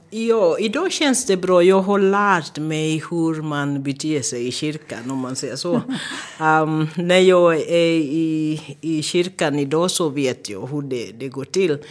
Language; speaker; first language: Swedish; non-native, fluent; Swahili